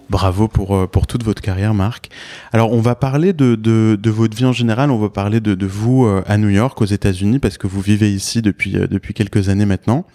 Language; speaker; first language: French; native; French